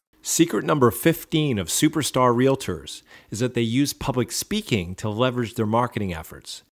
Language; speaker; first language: English; native; English